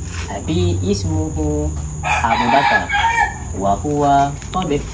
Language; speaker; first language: Arabic; non-native, learner; Malay